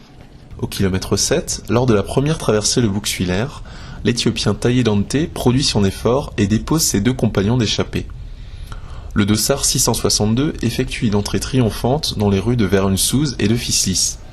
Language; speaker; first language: French; native; French